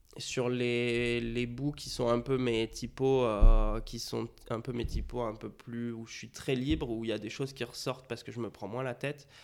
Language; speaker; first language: French; native; French